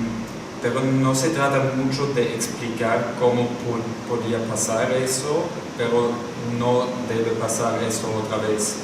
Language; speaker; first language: Spanish; non-native, fluent; German